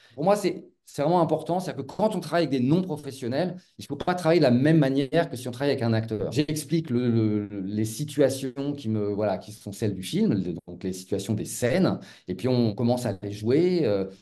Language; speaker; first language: French; native; French